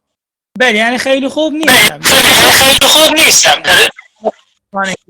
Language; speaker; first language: Persian; non-native, learner; Arabic